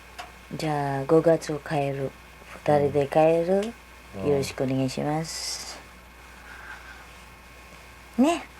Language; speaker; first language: Japanese; non-native, learner; Filipino